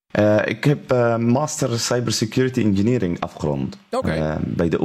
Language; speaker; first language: Dutch; non-native, learner; Arabic